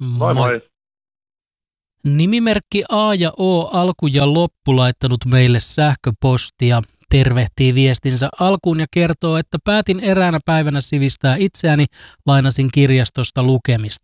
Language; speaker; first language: Finnish; native; Finnish